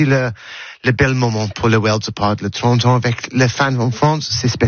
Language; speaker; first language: French; non-native, learner; English